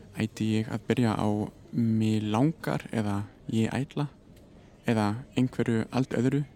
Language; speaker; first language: Icelandic; non-native, fluent; German